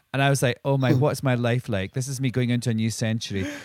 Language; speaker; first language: English; native; English